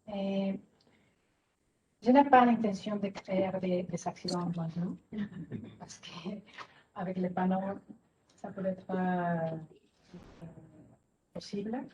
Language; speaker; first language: French; non-native, fluent; Spanish